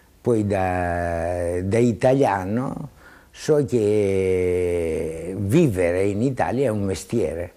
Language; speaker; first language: Italian; non-native, fluent; Greek